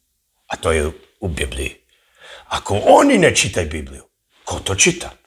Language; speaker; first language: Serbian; early bilingual, heritage; English